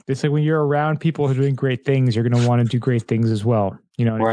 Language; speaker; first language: English; native; English